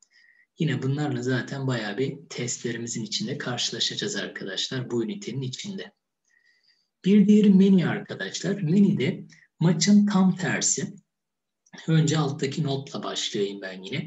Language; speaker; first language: Turkish; native; Turkish